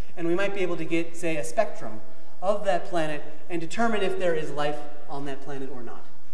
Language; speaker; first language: English; native; English